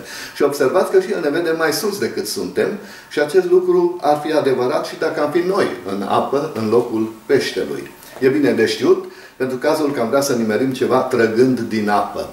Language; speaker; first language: Romanian; native; Romanian